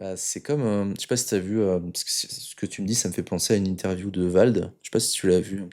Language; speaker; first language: French; native; French